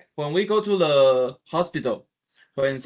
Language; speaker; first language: English; non-native, learner; Chinese